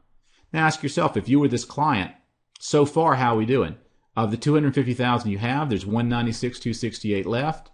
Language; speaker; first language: English; native; English